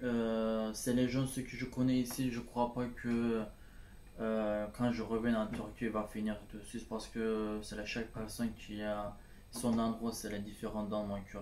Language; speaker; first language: French; non-native, learner; Turkish